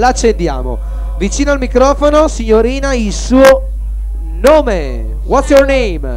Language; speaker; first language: Italian; native; Italian